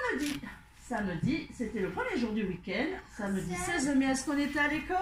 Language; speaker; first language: French; native; French